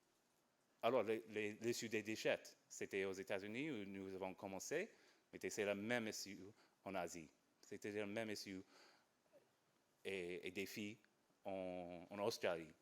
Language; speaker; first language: French; non-native, fluent; English